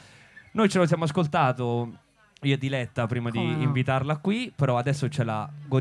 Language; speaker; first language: Italian; native; Italian